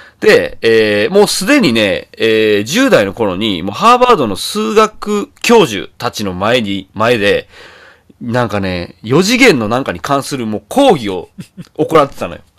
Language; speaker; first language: Japanese; native; Japanese